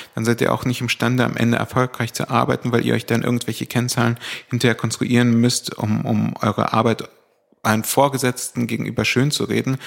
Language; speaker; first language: German; native; German